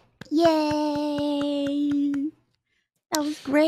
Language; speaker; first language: English; early bilingual, other home language; Spanish